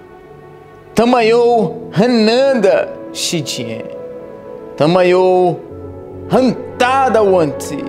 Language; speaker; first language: Chinese; non-native, learner; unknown